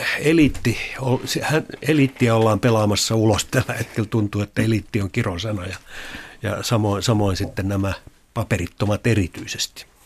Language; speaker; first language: Finnish; native; Finnish